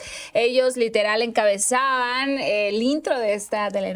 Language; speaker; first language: Spanish; native; Spanish